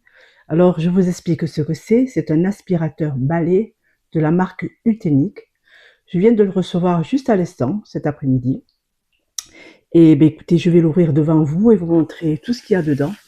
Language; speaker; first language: French; native; French